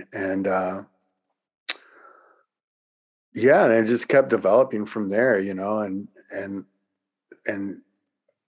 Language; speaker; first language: English; native; English